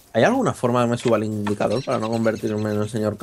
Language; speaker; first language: Spanish; native; Spanish